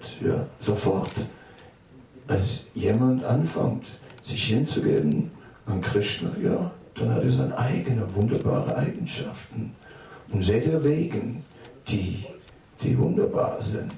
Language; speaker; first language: German; non-native, fluent; Dutch